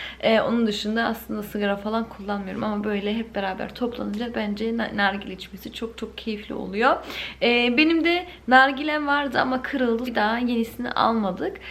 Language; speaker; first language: Turkish; early bilingual, heritage; Turkish